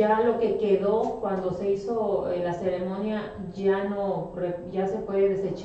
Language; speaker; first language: Spanish; native; Spanish